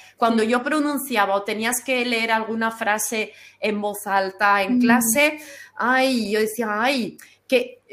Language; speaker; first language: Spanish; non-native, fluent; German